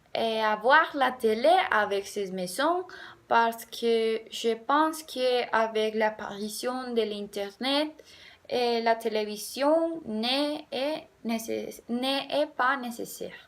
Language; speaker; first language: French; non-native, learner; Spanish